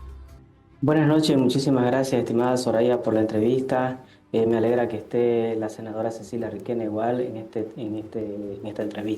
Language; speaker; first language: Spanish; native; Spanish